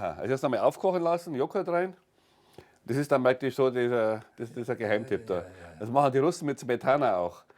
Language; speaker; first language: German; native; German